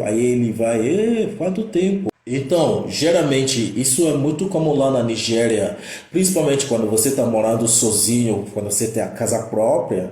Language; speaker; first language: Portuguese; non-native, fluent; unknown